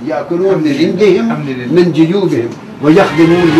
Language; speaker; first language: Arabic; non-native, learner; Urdu